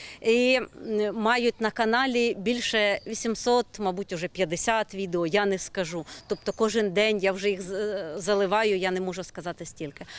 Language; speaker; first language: Ukrainian; native; Ukrainian